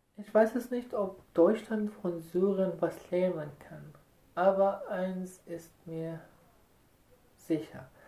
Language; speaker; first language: German; non-native, fluent; Arabic